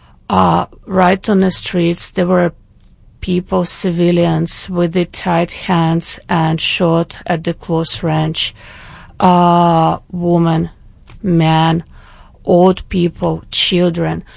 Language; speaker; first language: English; non-native, fluent; Ukrainian